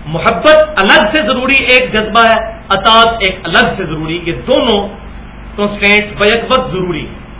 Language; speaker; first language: Urdu; non-native, local second language; Punjabi